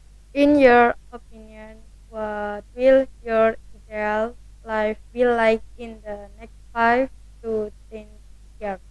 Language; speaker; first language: English; non-native, learner; Indonesian